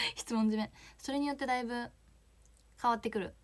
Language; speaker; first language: Japanese; native; Japanese